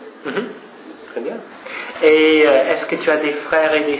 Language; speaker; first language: French; non-native, fluent; English